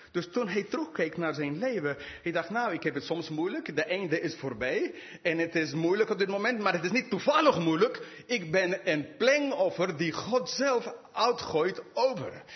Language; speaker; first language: Dutch; non-native, fluent; English